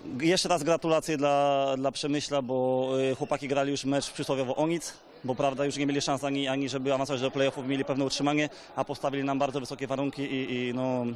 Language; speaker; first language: Polish; native; Polish